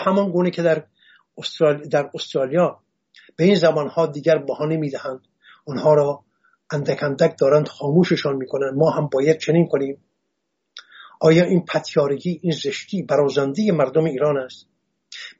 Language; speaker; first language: Persian; non-native, local second language; Assyrian Neo-Aramaic